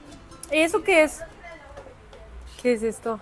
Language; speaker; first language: Spanish; non-native, fluent; Russian